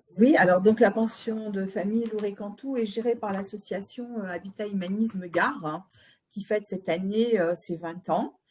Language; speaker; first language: French; native; French